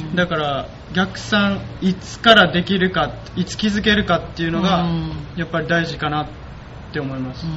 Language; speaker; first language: Japanese; native; Japanese